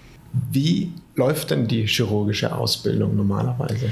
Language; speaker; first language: German; native; German